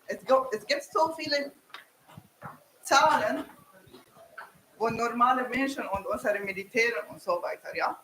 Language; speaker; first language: German; non-native, learner; Kurdish